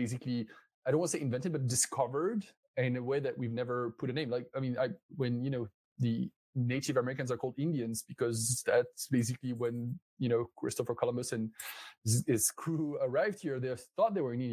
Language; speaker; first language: English; non-native, fluent; French